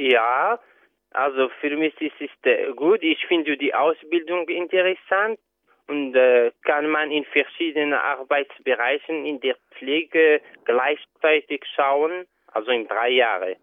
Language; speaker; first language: German; non-native, learner; Arabic